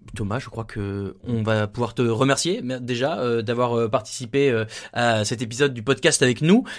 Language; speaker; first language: French; native; French